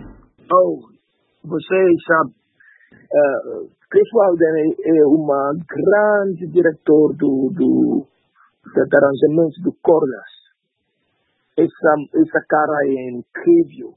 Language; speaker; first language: Portuguese; non-native, learner; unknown